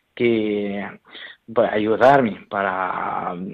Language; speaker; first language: Spanish; non-native, learner; Arabic